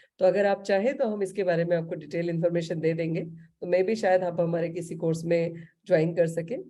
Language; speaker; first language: Hindi; native; Hindi